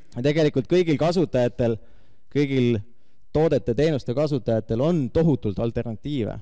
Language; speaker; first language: Estonian; native; Estonian